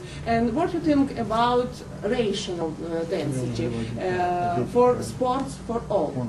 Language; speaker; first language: English; non-native, learner; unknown